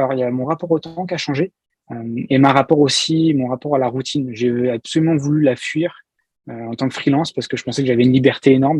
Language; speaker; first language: French; native; French